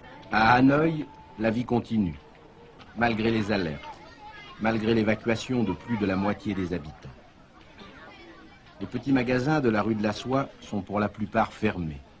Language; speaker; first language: French; native; French